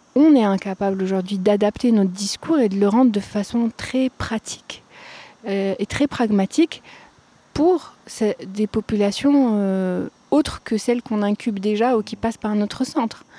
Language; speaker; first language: French; non-native, local second language; Arabic